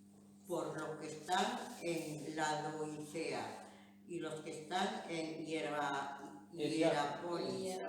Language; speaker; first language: Spanish; native; Spanish